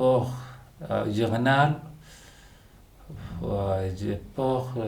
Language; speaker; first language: French; non-native, learner; Arabic